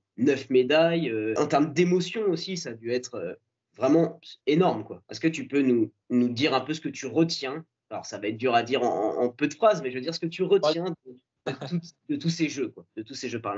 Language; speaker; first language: French; native; French